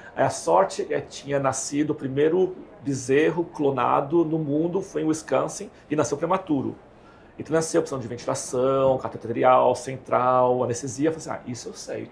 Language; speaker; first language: Portuguese; native; Portuguese